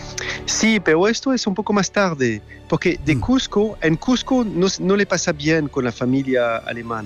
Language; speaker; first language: Spanish; non-native, learner; French